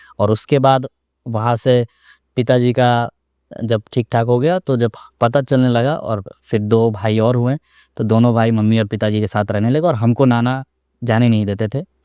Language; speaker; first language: Hindi; native; Hindi